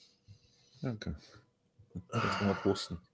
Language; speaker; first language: German; native; German